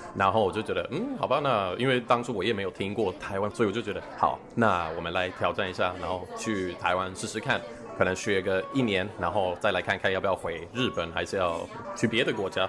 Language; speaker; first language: Chinese; non-native, fluent; Swedish